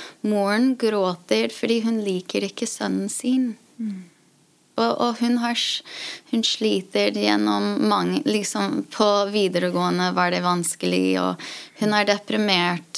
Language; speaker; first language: Norwegian; non-native, fluent; English